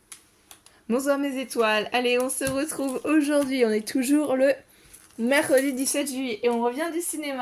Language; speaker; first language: French; native; French